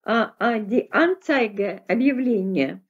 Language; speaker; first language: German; non-native, fluent; Russian